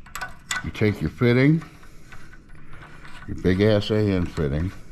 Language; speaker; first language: English; native; English